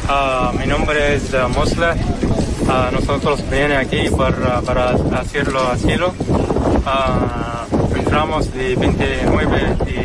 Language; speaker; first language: Spanish; non-native, learner; Arabic